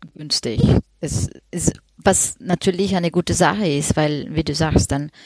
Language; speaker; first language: German; non-native, fluent; Spanish